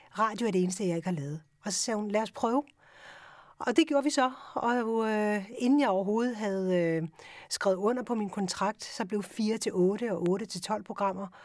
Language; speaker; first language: Danish; early bilingual, other home language; Urdu